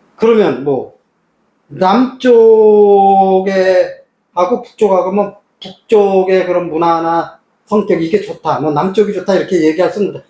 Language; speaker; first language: Korean; native; Korean